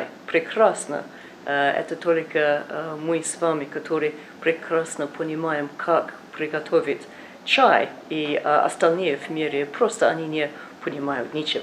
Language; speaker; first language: Russian; non-native, learner; English